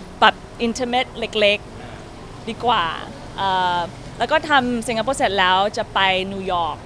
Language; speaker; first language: Thai; non-native, learner; English